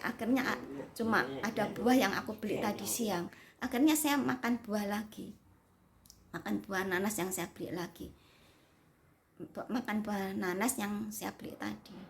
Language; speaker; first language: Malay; non-native, local second language; Javanese